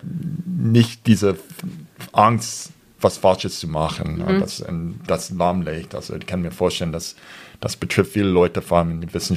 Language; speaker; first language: German; non-native, fluent; English